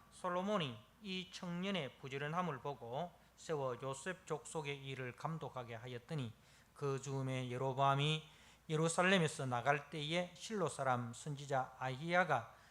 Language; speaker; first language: Korean; native; Korean